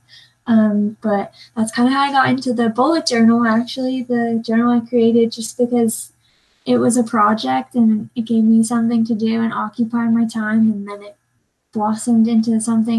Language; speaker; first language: English; native; English